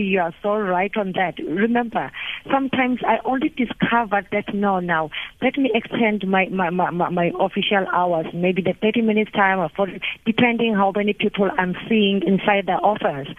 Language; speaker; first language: English; non-native, local second language; Zulu